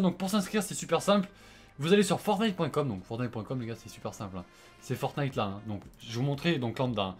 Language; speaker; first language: French; native; French